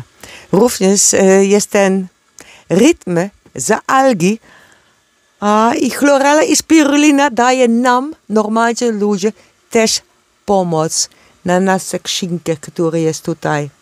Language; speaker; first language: Polish; non-native, learner; Dutch